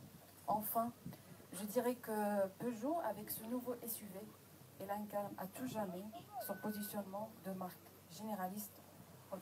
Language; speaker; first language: French; non-native, local second language; Arabic